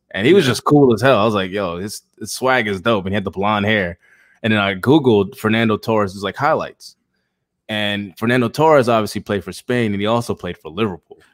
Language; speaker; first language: English; native; English